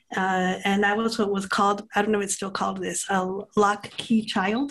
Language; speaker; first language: English; native; English